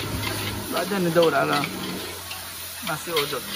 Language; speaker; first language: Indonesian; non-native, learner; Arabic